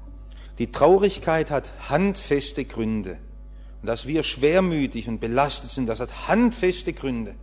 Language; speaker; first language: German; native; German